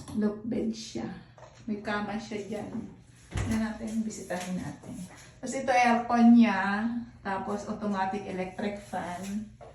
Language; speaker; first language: Filipino; native; Filipino